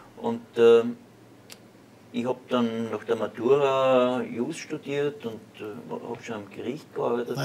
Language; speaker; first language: German; native; German